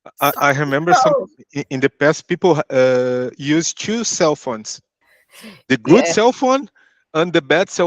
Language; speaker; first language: English; non-native, learner; Portuguese